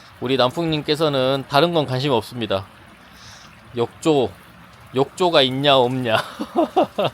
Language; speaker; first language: Korean; native; Korean